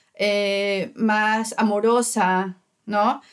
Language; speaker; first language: Spanish; native; Spanish